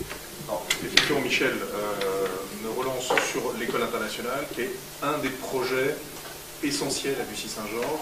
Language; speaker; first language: French; native; French